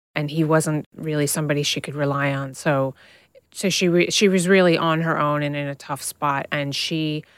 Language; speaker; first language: English; native; English